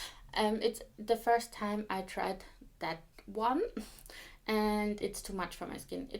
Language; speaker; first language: English; non-native, fluent; German